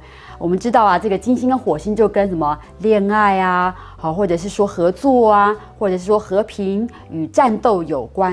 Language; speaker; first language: Chinese; native; Chinese